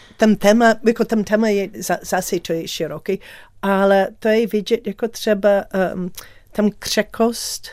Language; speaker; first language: Czech; non-native, learner; English